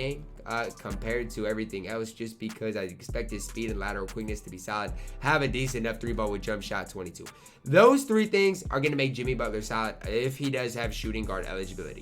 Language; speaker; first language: English; native; English